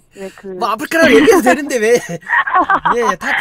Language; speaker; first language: Korean; native; Korean